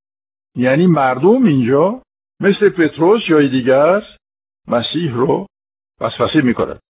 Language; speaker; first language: Persian; non-native, fluent; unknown